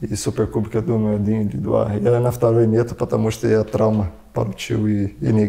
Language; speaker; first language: Russian; non-native, learner; Portuguese